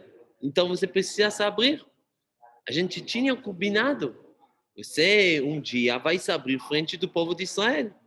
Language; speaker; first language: Portuguese; non-native, fluent; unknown